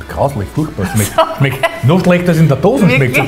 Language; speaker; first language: German; native; German